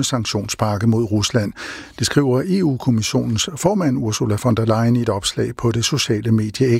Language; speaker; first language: Danish; native; Danish